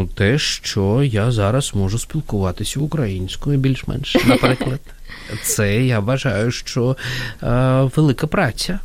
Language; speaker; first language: Ukrainian; non-native, local second language; Russian